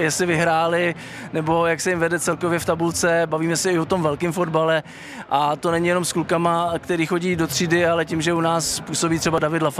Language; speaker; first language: Czech; native; Czech